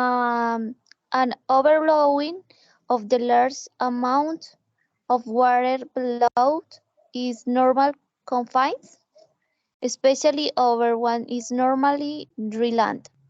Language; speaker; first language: English; non-native, learner; Spanish